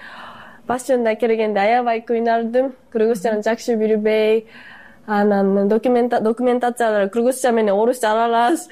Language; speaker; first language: Kyrgyz; non-native, fluent; Japanese